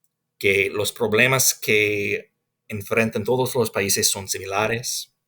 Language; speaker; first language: Spanish; non-native, fluent; English